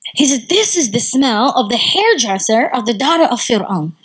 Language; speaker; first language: English; native; English